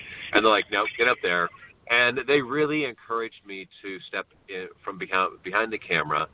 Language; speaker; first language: English; native; English